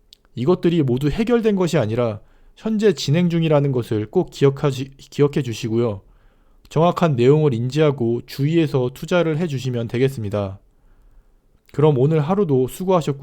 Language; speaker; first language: Korean; native; Korean